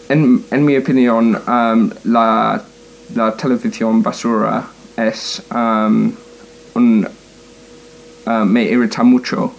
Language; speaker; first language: Spanish; non-native, learner; English